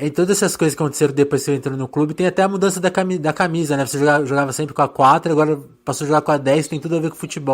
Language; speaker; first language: Portuguese; native; Portuguese